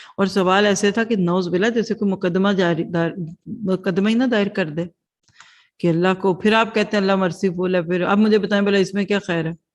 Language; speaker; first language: Urdu; non-native, local second language; Punjabi